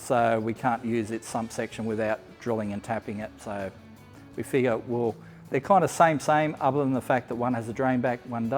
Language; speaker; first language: English; native; English